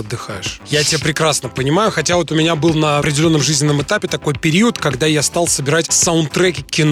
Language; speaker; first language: Russian; native; Russian